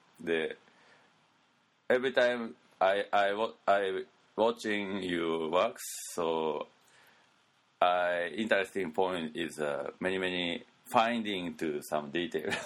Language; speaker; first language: English; non-native, learner; Japanese